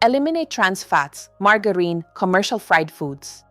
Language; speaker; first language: English; non-native, local second language; Filipino